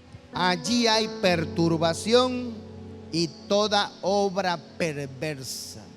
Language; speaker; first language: Spanish; native; Spanish